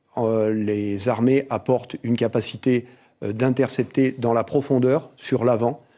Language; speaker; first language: French; native; French